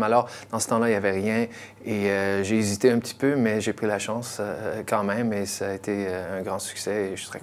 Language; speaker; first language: French; non-native, local second language; English